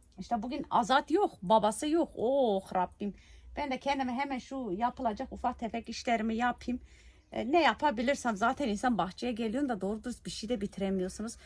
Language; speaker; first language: Turkish; early bilingual, heritage; Turkish